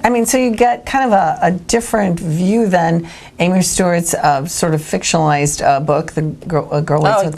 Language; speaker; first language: English; native; English